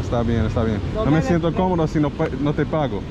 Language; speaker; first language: Spanish; non-native, learner; English